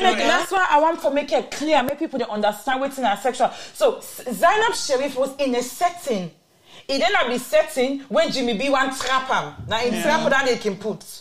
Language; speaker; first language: English; non-native, local second language; Krio